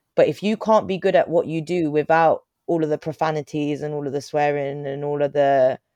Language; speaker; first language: English; native; English